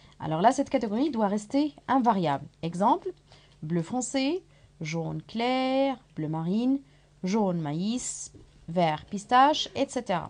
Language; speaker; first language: French; non-native, local second language; Arabic